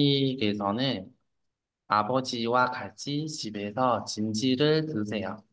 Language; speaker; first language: Korean; non-native, learner; Vietnamese